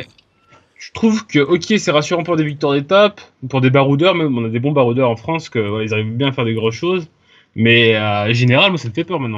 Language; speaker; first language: French; native; French